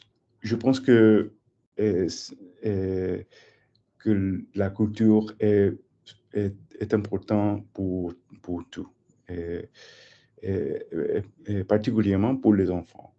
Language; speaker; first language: French; non-native, learner; English